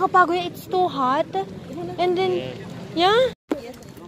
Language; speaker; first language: English; non-native, fluent; Filipino